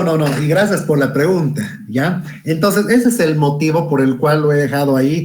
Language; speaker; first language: Spanish; native; Spanish